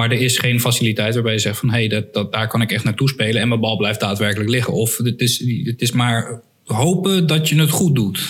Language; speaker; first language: Dutch; native; Dutch